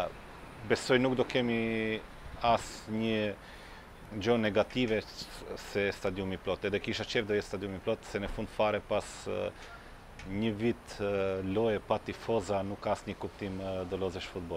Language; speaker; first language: Albanian; non-native, fluent; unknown